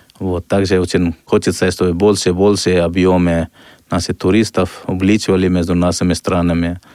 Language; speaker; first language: Russian; non-native, fluent; Hindi